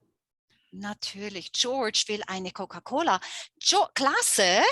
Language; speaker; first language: German; non-native, fluent; English